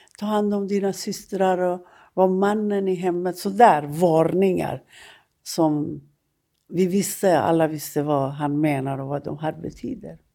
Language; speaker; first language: Swedish; non-native, fluent; Persian